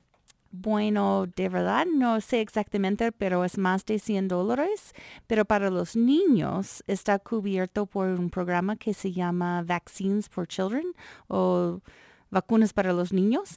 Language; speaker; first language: Spanish; non-native, fluent; English